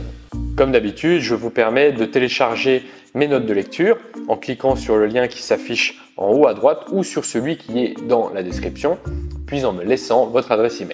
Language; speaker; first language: French; native; French